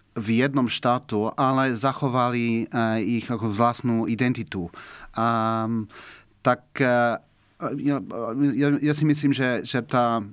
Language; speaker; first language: Slovak; non-native, learner; English